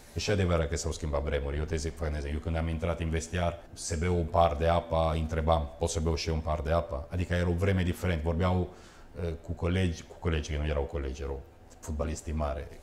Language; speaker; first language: Romanian; early bilingual, heritage; Romanian